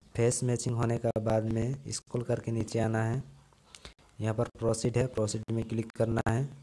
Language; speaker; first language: Hindi; non-native, local second language; Bangla